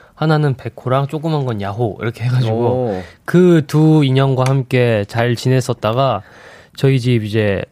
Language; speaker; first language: Korean; native; Korean